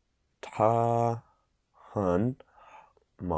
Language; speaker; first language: Chinese; non-native, learner; English